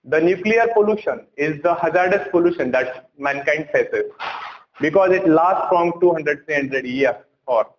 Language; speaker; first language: English; non-native, local second language; Marathi